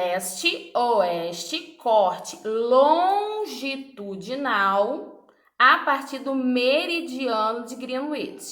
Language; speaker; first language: Portuguese; native; Portuguese